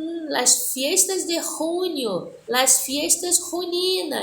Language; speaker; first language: Spanish; non-native, fluent; Portuguese